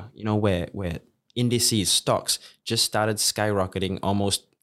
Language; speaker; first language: English; native; English